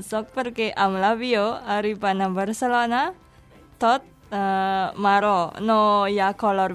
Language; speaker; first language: Catalan; non-native, learner; Indonesian